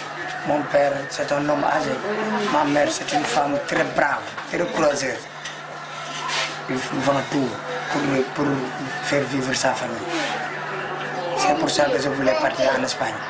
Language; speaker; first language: French; non-native, local second language; Wolof